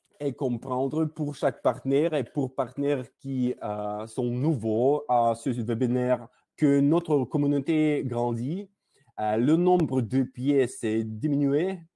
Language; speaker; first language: French; non-native, learner; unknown